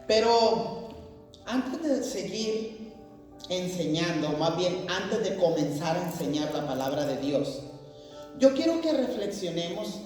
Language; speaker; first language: Spanish; native; Spanish